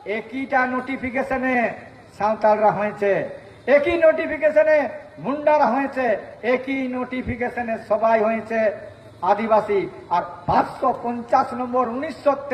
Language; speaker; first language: Bangla; native; Bangla